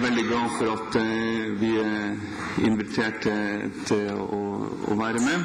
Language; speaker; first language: Norwegian; native; Norwegian